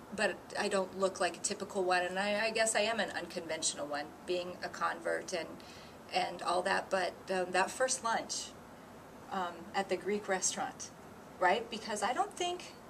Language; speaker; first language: English; native; English